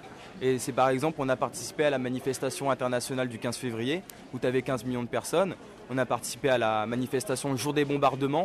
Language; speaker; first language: French; native; French